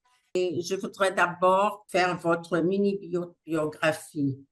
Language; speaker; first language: French; non-native, fluent; Portuguese